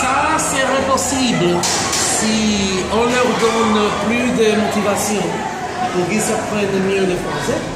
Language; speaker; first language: French; non-native, learner; Spanish